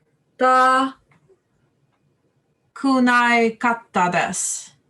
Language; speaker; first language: Japanese; non-native, learner; English